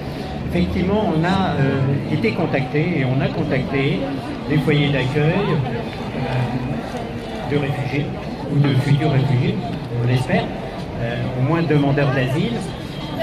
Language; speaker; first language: French; native; French